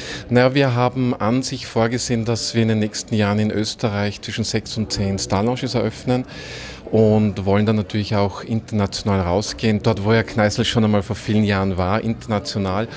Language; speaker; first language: German; native; German